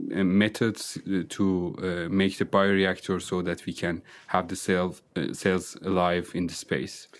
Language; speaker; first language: English; non-native, fluent; Azerbaijani